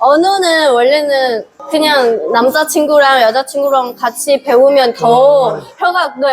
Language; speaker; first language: Korean; non-native, fluent; Chinese